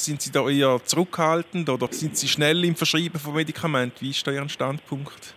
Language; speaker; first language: German; native; German